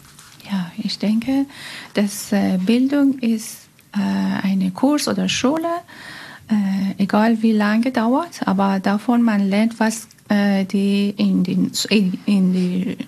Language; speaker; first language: German; non-native, learner; Persian